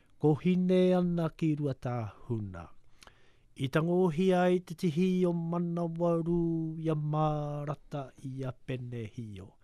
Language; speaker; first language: Māori; native; Māori